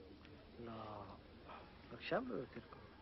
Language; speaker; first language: Hebrew; non-native, learner; Amharic